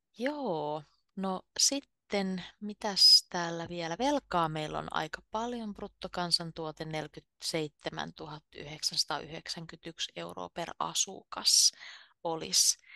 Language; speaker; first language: Finnish; native; Finnish